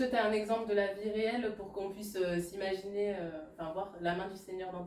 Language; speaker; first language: French; native; French